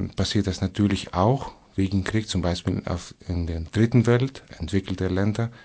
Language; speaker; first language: German; non-native, fluent; Greek